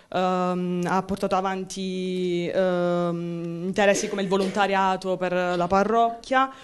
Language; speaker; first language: Italian; native; Italian